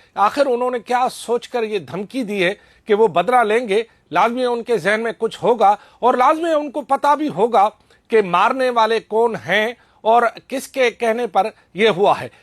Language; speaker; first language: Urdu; non-native, local second language; Sindhi